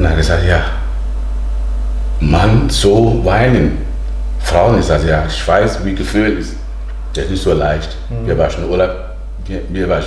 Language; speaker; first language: German; non-native, learner; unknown